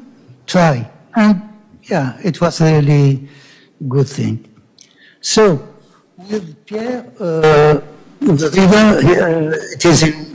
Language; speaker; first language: English; non-native, learner; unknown